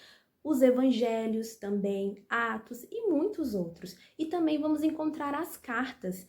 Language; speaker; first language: Portuguese; native; Portuguese